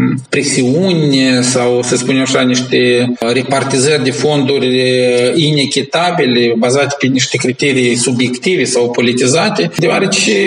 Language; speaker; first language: Romanian; native; Romanian